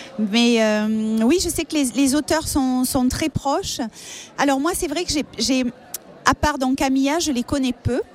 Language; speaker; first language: French; native; French